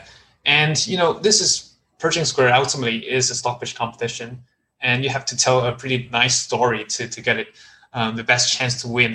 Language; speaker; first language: English; non-native, local second language; Cantonese